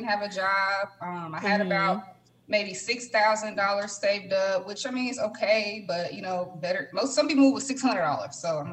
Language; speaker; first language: English; native; English